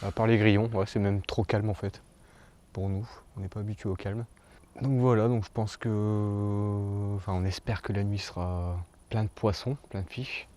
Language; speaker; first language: French; native; French